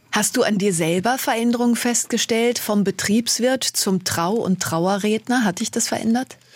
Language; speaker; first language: German; native; German